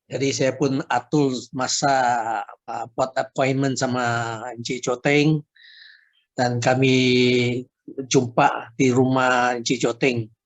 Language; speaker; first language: Indonesian; non-native, local second language; Chinese